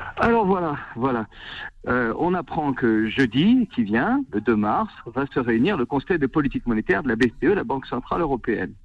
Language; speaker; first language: French; native; French